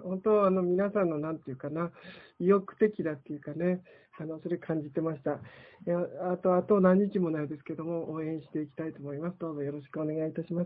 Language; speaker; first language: Japanese; native; Japanese